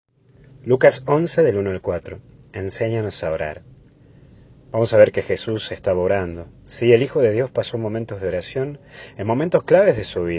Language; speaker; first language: Spanish; native; Spanish